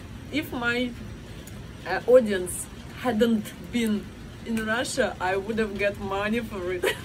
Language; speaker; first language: English; non-native, fluent; Russian